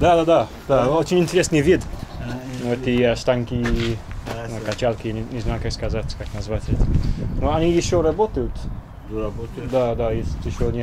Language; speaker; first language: Russian; non-native, learner; English